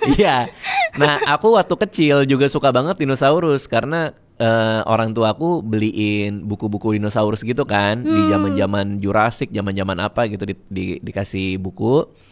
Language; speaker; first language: Indonesian; native; Indonesian